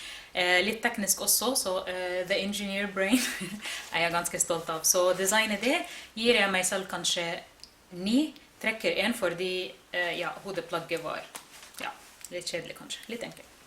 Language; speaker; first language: Norwegian; non-native, fluent; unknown